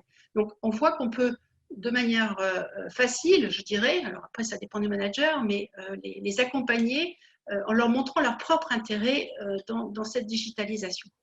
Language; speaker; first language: French; native; French